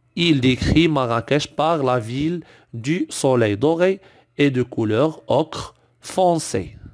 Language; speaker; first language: French; non-native, local second language; Arabic